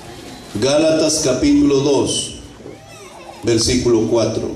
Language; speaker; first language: Spanish; native; Spanish